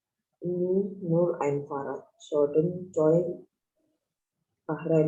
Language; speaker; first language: German; non-native, learner; Indonesian